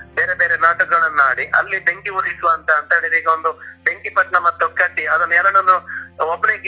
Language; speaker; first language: Kannada; non-native, local second language; Tulu